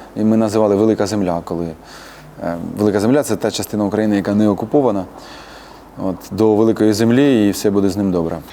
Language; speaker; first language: Ukrainian; native; Ukrainian